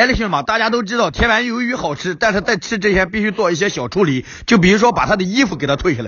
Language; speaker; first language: Chinese; native; Chinese